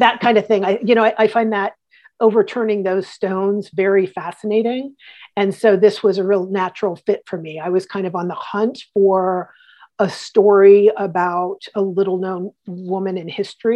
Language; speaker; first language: English; native; English